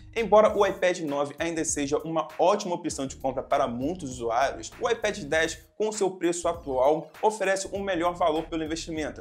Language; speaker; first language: Portuguese; native; Portuguese